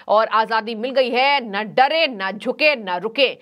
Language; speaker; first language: Hindi; native; Hindi